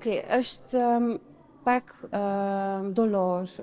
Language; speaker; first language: Albanian; non-native, learner; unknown